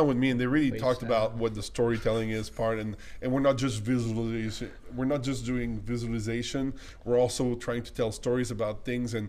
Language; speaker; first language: English; non-native, fluent; French